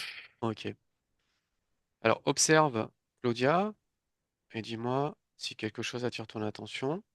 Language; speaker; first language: French; native; French